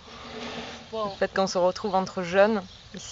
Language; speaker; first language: French; native; French